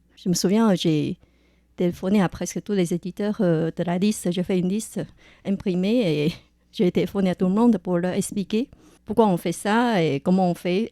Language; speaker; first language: French; non-native, fluent; Chinese